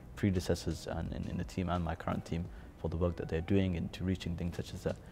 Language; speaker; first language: English; native; English